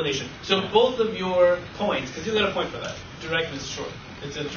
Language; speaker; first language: English; native; English